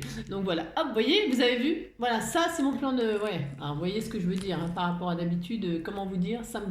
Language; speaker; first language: French; native; French